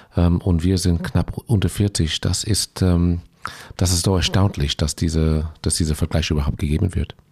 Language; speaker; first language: German; non-native, fluent; English